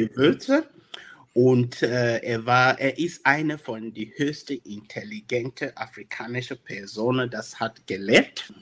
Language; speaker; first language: German; non-native, learner; English